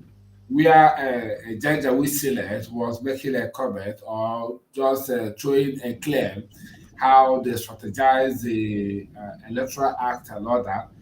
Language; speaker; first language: English; non-native, local second language; Igbo